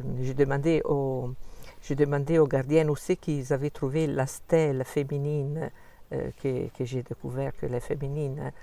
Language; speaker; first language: French; non-native, fluent; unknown